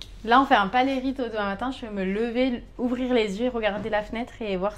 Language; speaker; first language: French; native; French